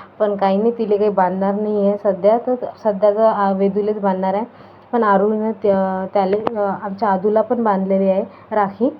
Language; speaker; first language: Marathi; native; Marathi